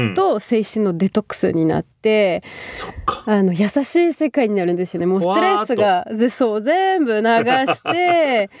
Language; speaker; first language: Japanese; non-native, fluent; French